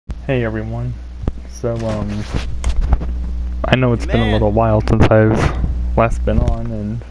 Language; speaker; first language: English; native; English